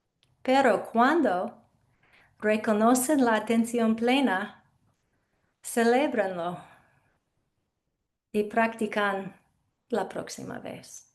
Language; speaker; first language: Spanish; non-native, fluent; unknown